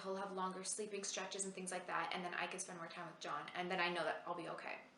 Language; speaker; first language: English; native; English